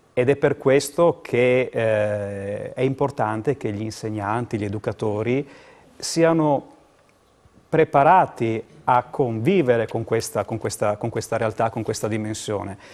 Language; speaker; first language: Italian; native; Italian